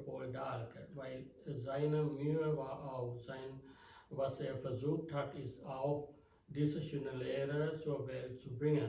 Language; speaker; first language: German; non-native, fluent; Sinhala